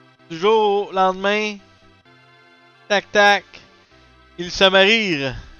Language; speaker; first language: French; native; French